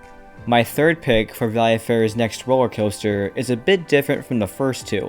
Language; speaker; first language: English; native; English